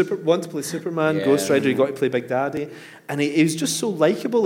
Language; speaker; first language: English; native; English